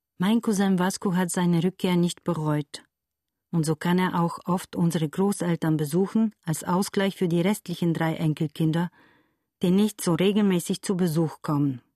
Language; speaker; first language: German; non-native, fluent; Bulgarian